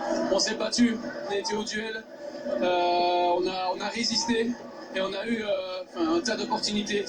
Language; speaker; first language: French; native; French